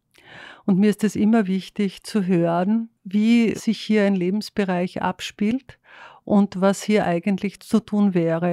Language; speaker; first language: German; native; German